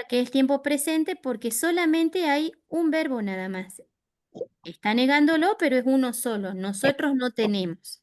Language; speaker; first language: Spanish; native; Spanish